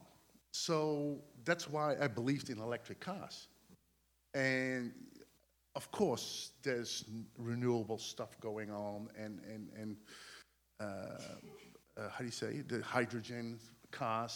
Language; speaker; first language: English; non-native, fluent; Dutch